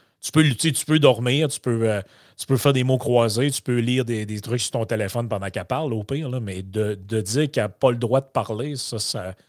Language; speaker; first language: French; native; French